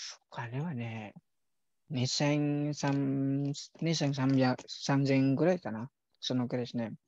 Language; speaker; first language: Japanese; non-native, fluent; Indonesian